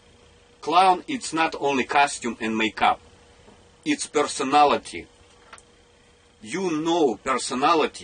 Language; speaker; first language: English; non-native, learner; Russian